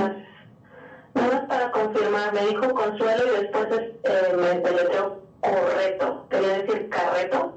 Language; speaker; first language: Spanish; native; Spanish